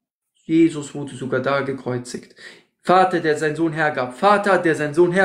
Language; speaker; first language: German; native; German